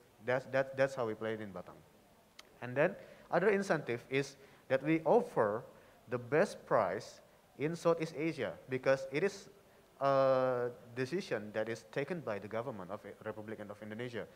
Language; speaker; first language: English; non-native, fluent; Indonesian